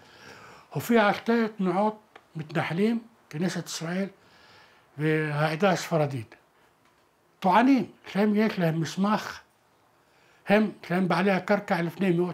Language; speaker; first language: Hebrew; non-native, local second language; Arabic